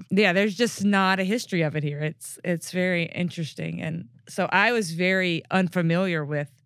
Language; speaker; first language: English; native; English